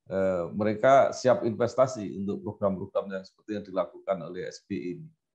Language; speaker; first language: Indonesian; native; Indonesian